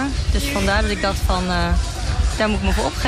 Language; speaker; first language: Dutch; native; Dutch